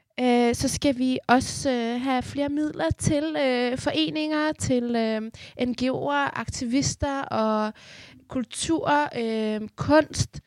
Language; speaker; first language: Danish; early bilingual, other home language; Persian